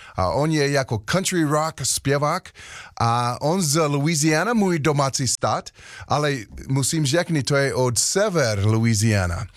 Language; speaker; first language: Czech; non-native, learner; English